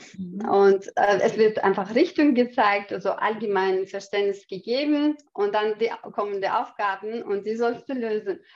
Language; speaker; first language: German; non-native, fluent; Chechen